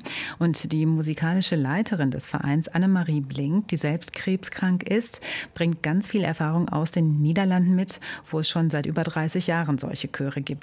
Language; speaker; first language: German; native; German